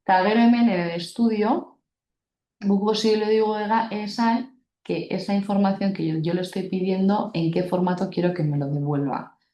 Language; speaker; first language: Spanish; non-native, local second language; Basque